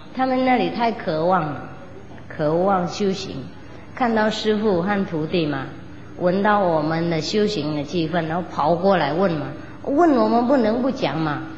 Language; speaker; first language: Chinese; non-native, fluent; Vietnamese